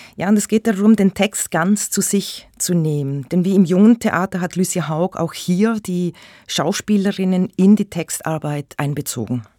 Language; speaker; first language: German; native; German